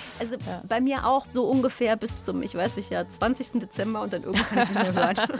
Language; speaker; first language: German; native; German